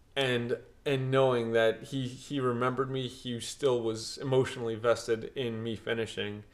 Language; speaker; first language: English; early bilingual, other home language; Portuguese